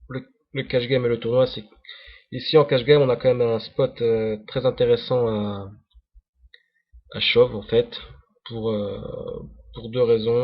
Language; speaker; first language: French; native; French